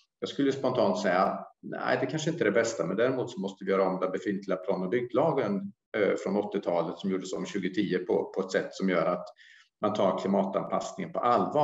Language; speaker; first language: Swedish; native; Swedish